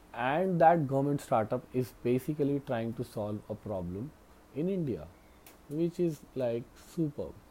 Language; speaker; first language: Hindi; native; Hindi